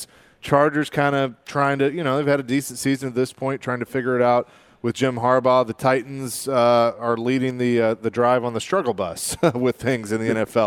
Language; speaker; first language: English; native; English